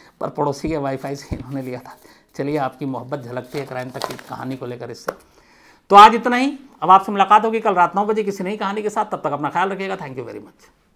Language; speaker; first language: Hindi; native; Hindi